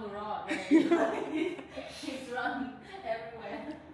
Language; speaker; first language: English; non-native, learner; Vietnamese